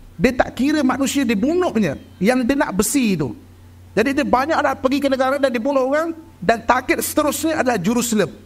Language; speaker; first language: Malay; native; Malay